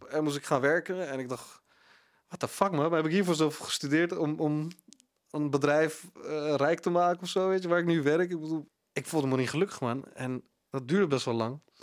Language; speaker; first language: Dutch; early bilingual, other home language; Punjabi